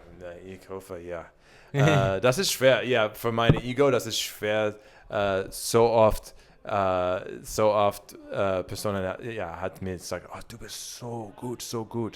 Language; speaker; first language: German; non-native, learner; English